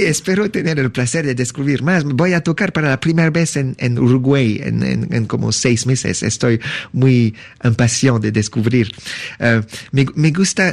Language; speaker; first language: Spanish; non-native, learner; French